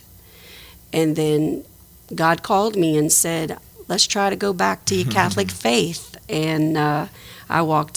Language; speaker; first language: English; native; English